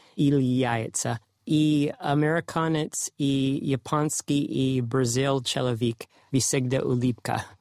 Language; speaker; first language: Russian; non-native, learner; English